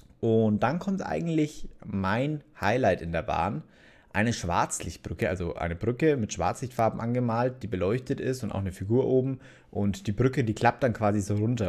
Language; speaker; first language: German; native; German